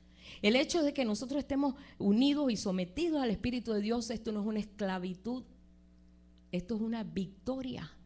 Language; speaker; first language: Spanish; native; Spanish